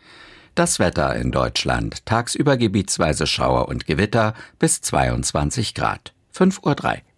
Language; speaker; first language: German; native; German